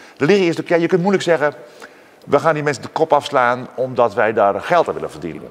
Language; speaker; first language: Dutch; non-native, local second language; Western Frisian